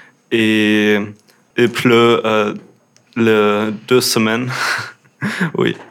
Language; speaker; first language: French; non-native, learner; German